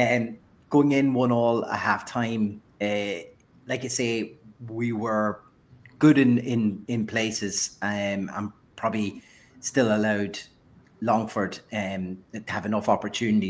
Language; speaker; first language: English; native; English